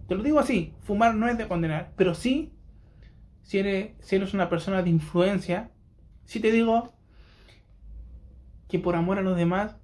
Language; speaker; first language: Spanish; native; Spanish